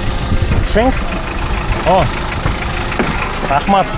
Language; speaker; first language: Russian; non-native, learner; Lithuanian